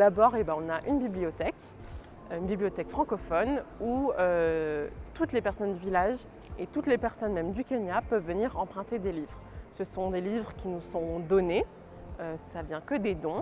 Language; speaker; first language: French; native; French